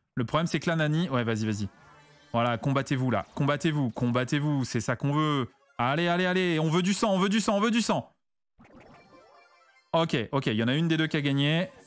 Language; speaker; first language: French; native; French